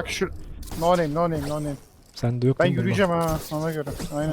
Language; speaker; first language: Turkish; native; Turkish